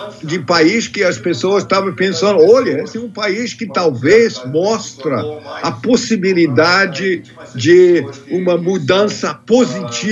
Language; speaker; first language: Portuguese; non-native, fluent; English